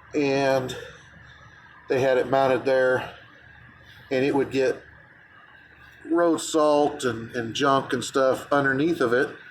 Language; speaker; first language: English; native; English